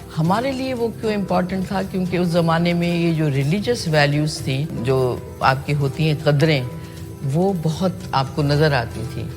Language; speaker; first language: Urdu; non-native, local second language; Sindhi